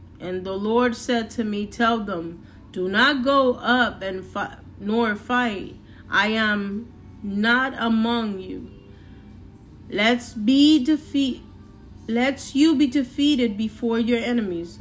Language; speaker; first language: English; non-native, fluent; Spanish